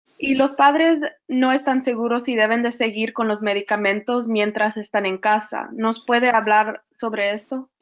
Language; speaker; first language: Spanish; early bilingual, heritage; Spanish